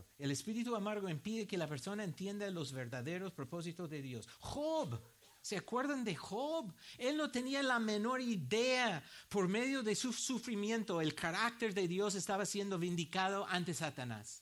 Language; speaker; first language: Spanish; non-native, fluent; English